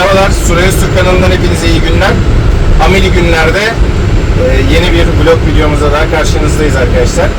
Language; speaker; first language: Turkish; native; Turkish